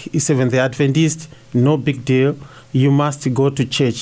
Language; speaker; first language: English; non-native, local second language; Shona